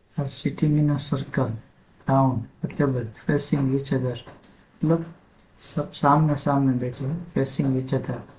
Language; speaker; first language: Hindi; non-native, local second language; Gujarati